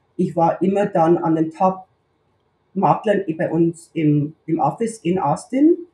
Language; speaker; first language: German; native; German